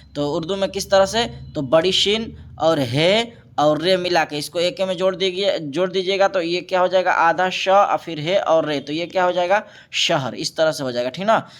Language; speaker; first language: Hindi; native; Hindi